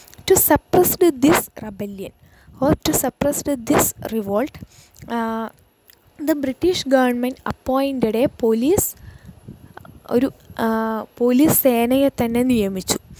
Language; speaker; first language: English; non-native, local second language; Malayalam